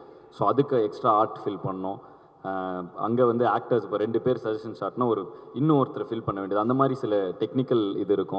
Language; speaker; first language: Tamil; native; Tamil